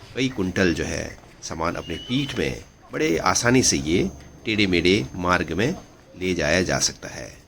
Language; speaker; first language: Hindi; non-native, local second language; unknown